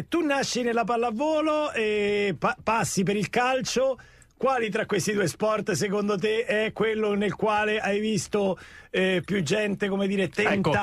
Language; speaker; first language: Italian; native; Italian